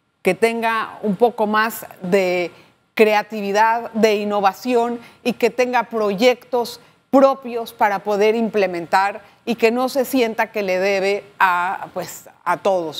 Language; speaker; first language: Spanish; native; Spanish